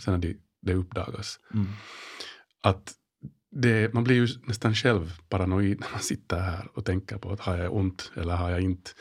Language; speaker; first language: Swedish; native; Swedish